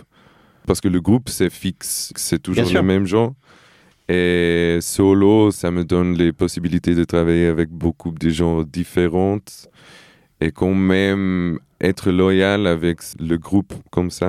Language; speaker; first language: French; non-native, fluent; Portuguese